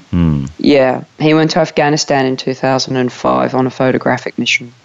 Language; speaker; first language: English; native; English